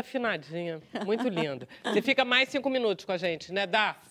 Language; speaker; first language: Portuguese; native; Portuguese